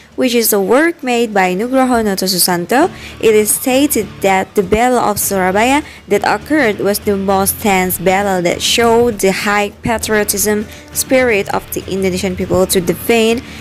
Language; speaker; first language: English; non-native, fluent; Indonesian